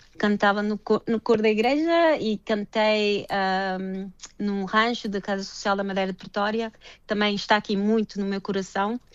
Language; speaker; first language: Portuguese; early bilingual, heritage; Portuguese